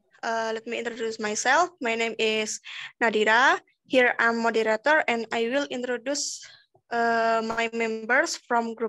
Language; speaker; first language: English; non-native, learner; Indonesian